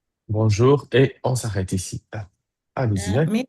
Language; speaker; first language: French; native; French